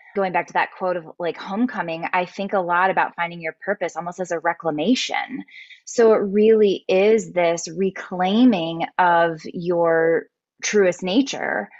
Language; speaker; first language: English; native; English